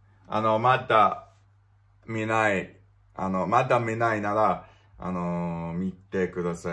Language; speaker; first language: Japanese; non-native, learner; English